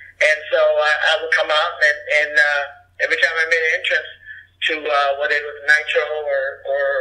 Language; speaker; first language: English; early bilingual, other home language; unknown